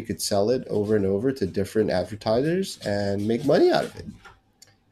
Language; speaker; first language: English; non-native, local second language; Korean